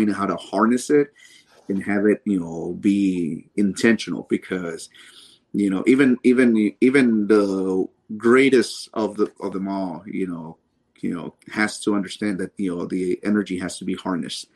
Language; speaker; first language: English; native; English